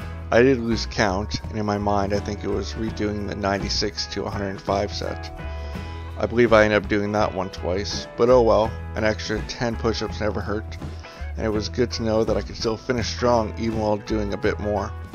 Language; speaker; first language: English; native; English